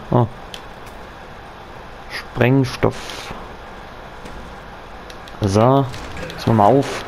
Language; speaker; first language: German; native; German